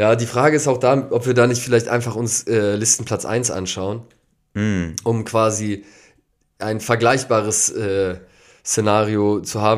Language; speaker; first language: German; native; German